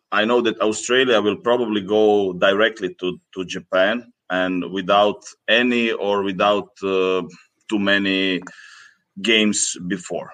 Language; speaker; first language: English; non-native, fluent; Greek